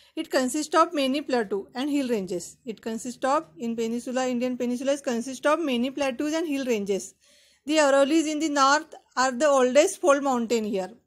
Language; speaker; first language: English; non-native, local second language; Marathi